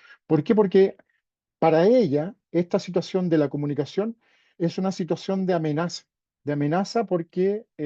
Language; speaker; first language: Spanish; native; Spanish